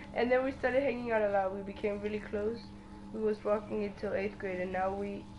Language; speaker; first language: English; early bilingual, other home language; Spanish